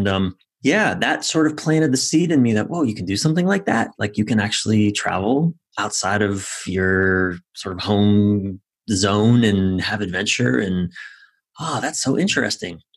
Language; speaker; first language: English; native; English